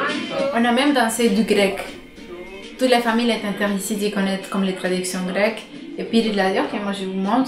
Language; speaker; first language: French; non-native, learner; Spanish